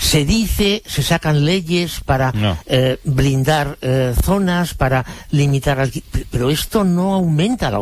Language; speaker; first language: Spanish; native; Spanish